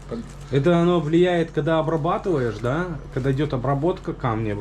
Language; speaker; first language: Russian; native; Russian